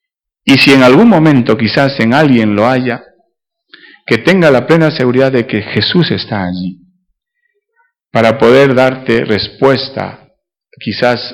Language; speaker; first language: Spanish; native; Spanish